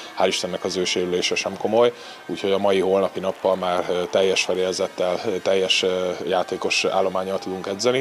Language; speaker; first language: Hungarian; native; Hungarian